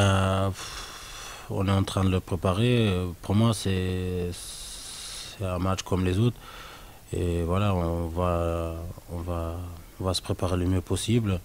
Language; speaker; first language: French; non-native, local second language; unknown